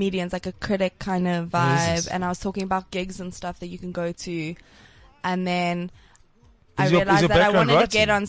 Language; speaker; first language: English; native; English